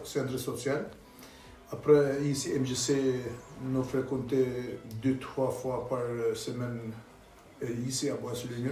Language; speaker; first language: French; non-native, learner; Albanian